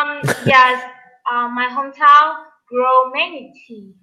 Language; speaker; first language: English; non-native, learner; Vietnamese